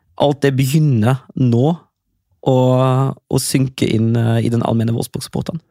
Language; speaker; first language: Norwegian; non-native, fluent; German